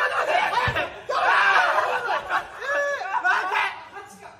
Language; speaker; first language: Japanese; native; Japanese